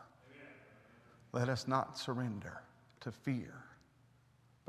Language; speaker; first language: English; native; English